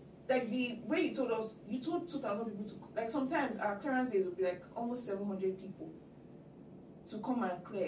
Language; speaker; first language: English; non-native, local second language; Yoruba